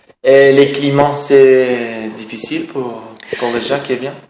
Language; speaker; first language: French; non-native, learner; Spanish